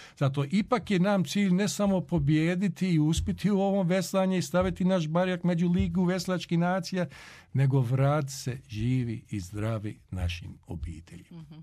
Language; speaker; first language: Croatian; early bilingual, heritage; Croatian